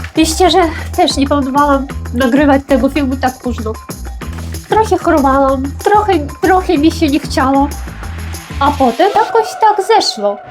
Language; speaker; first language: Polish; non-native, fluent; Ukrainian